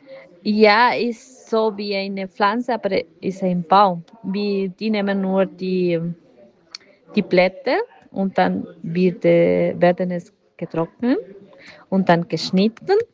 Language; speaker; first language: German; non-native, learner; Spanish